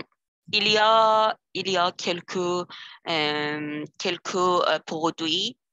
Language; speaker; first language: French; non-native, learner; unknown